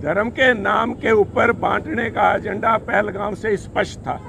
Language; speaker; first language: Hindi; non-native, local second language; Punjabi